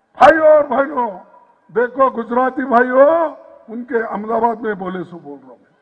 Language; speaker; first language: Hindi; non-native, local second language; Kannada